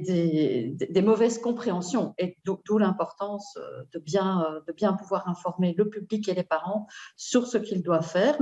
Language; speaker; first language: French; native; French